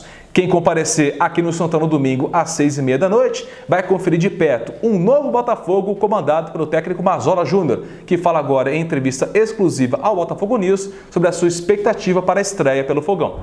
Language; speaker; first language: Portuguese; native; Portuguese